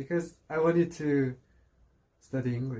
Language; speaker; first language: English; non-native, fluent; Korean